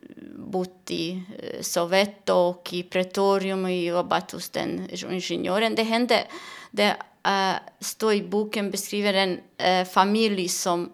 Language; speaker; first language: Swedish; non-native, learner; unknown